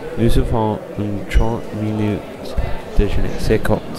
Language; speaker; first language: French; non-native, learner; English